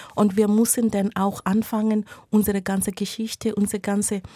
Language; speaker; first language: German; non-native, fluent; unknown